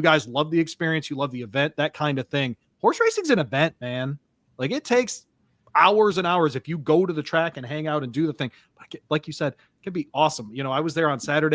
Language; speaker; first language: English; native; English